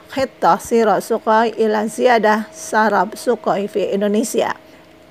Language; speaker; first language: Arabic; non-native, fluent; Indonesian